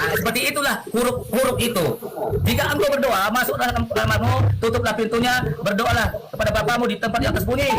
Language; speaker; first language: Indonesian; non-native, local second language; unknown